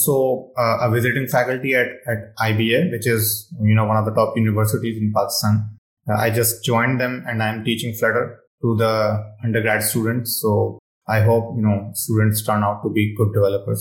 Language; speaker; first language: English; non-native, local second language; Urdu